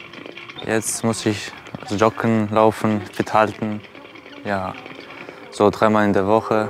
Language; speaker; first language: German; non-native, fluent; Albanian